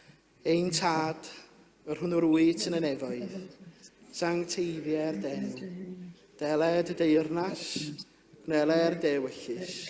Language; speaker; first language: Welsh; native; Welsh